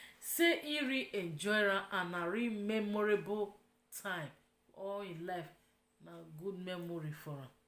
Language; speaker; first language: Nigerian Pidgin; non-native, local second language; Yoruba